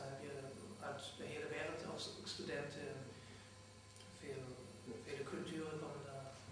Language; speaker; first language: Dutch; non-native, fluent; German